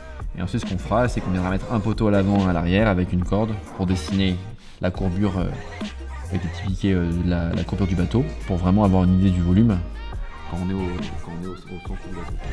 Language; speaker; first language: French; native; French